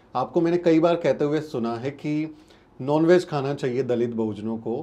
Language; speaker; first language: Hindi; native; Hindi